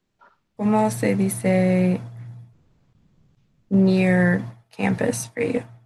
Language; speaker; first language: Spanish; non-native, learner; English